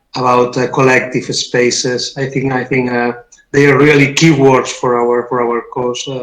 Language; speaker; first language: English; non-native, fluent; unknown